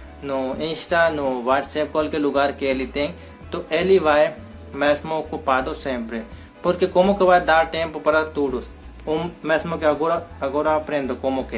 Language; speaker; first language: Portuguese; non-native, learner; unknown